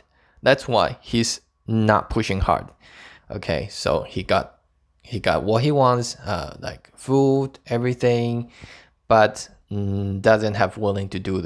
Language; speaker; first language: English; non-native, fluent; Chinese